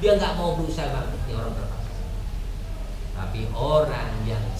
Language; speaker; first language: Indonesian; native; Indonesian